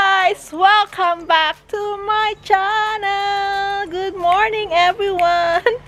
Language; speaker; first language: English; non-native, learner; Filipino